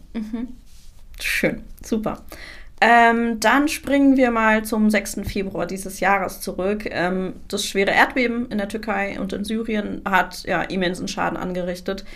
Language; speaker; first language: German; native; German